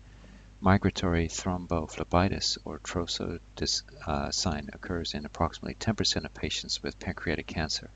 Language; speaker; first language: English; native; English